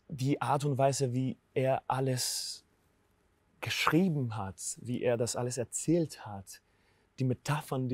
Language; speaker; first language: German; non-native, fluent; Spanish